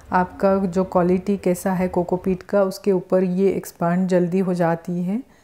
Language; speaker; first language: Hindi; non-native, local second language; Marathi